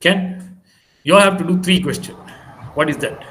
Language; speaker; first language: English; non-native, local second language; Malay